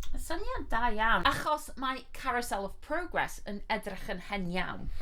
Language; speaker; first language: Welsh; non-native, fluent; English